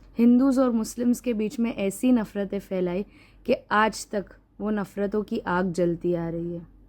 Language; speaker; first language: Hindi; native; Hindi